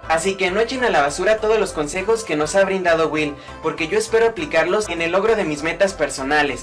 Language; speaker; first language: Spanish; native; Spanish